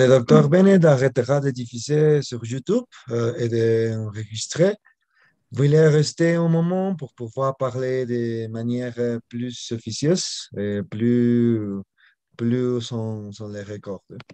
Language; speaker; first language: French; non-native, learner; Spanish